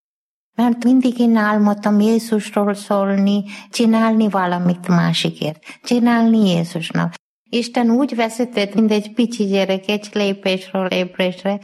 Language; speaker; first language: Hungarian; non-native, fluent; Malayalam